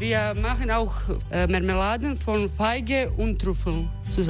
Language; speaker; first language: German; non-native, fluent; Croatian